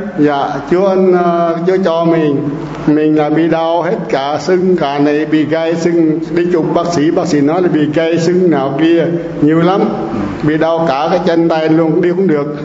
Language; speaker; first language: Vietnamese; non-native, local second language; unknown